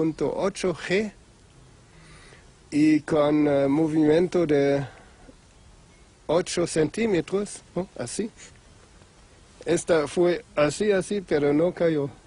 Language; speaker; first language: Spanish; non-native, fluent; German